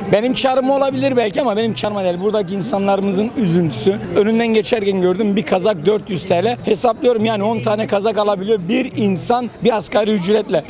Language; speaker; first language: Turkish; native; Turkish